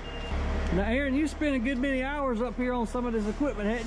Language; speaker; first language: English; native; English